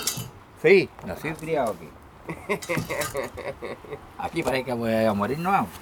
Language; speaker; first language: Spanish; native; Spanish